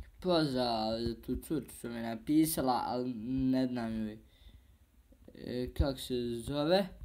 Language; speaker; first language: Bosnian; early bilingual, heritage; Bosnian